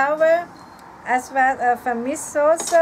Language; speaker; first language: German; non-native, learner; Thai